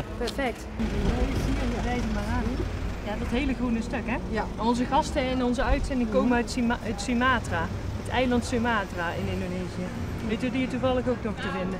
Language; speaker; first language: Dutch; native; Dutch